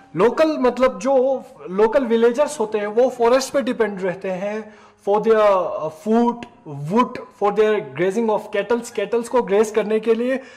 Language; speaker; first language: Hindi; non-native, local second language; Ladakhi